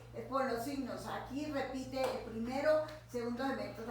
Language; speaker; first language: Spanish; native; Spanish